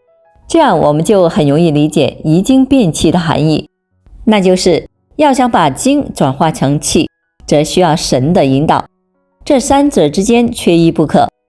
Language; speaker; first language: Chinese; native; Chinese